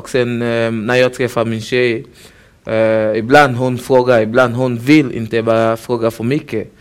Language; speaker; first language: Swedish; non-native, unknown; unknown